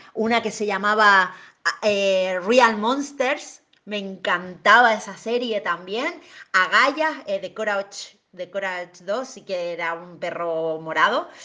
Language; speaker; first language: Spanish; native; Spanish